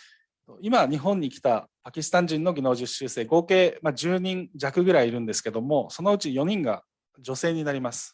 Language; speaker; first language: Japanese; native; Japanese